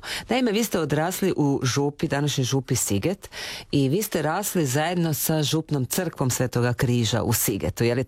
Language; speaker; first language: Serbian; native; Serbian